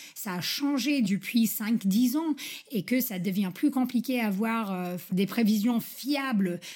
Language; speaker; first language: French; non-native, fluent; English